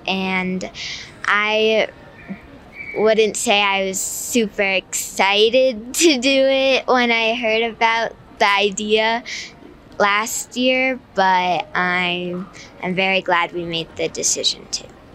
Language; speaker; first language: English; native; English